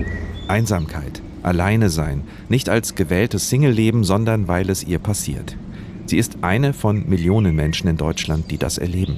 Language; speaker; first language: German; native; German